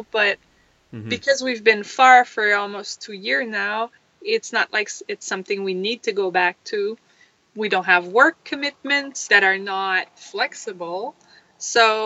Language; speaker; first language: English; non-native, fluent; French